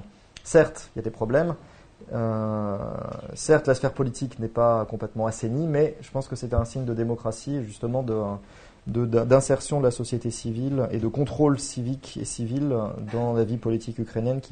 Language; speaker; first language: French; native; French